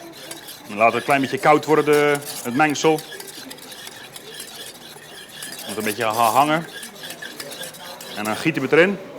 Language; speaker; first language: Dutch; native; Dutch